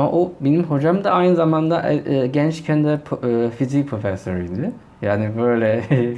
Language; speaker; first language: Turkish; non-native, fluent; Chinese